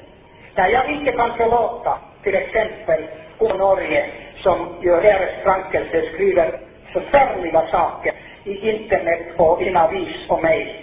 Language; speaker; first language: Swedish; non-native, fluent; Finnish